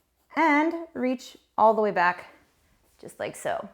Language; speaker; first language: English; native; English